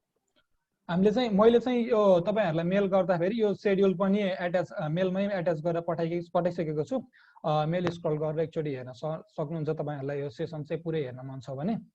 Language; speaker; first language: Nepali; native; Nepali